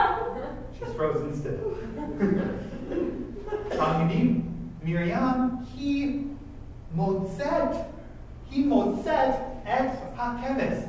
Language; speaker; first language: Hebrew; non-native, fluent; English